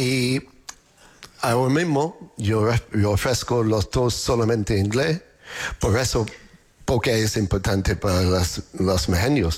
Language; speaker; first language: Spanish; non-native, fluent; English